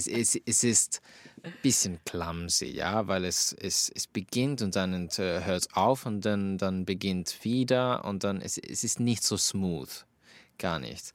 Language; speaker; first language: German; non-native, fluent; Finnish